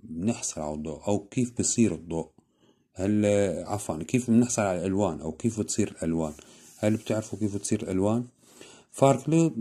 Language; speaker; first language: Arabic; native; Arabic